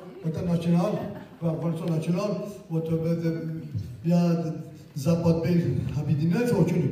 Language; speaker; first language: Russian; non-native, learner; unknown